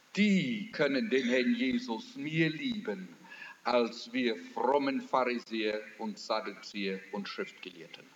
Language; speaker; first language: German; early bilingual, heritage; German